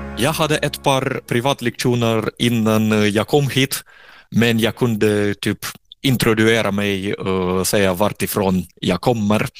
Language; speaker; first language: Swedish; non-native, fluent; Russian